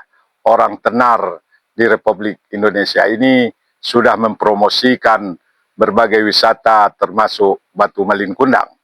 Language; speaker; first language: Indonesian; non-native, local second language; Minangkabau